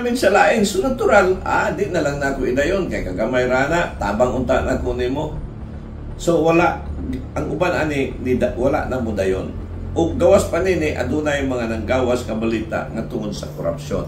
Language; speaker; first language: Cebuano; native; Cebuano